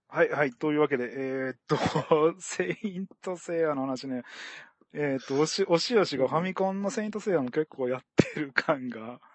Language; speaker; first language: Japanese; native; Japanese